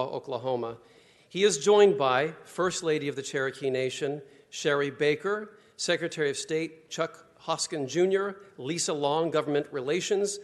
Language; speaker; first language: English; native; English